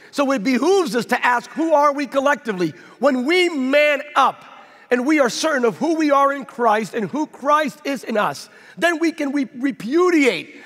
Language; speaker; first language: English; native; English